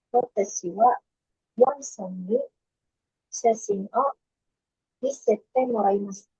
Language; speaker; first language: Japanese; non-native, learner; Indonesian